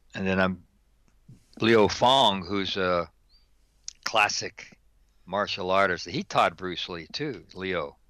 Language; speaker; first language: English; native; English